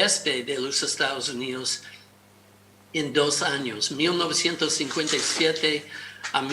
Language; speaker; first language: Spanish; non-native, fluent; English